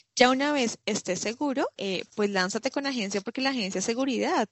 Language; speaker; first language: Spanish; native; Spanish